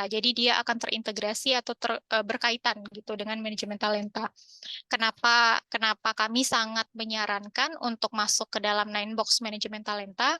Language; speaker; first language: Indonesian; native; Indonesian